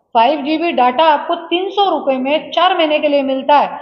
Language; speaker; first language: Hindi; non-native, local second language; Marathi